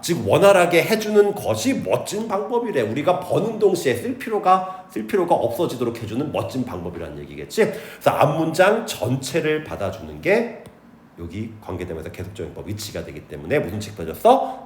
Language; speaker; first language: Korean; native; Korean